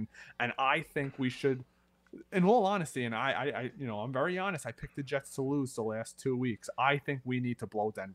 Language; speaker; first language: English; native; English